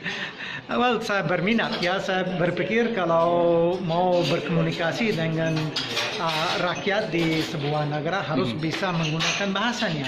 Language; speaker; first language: Indonesian; non-native, fluent; English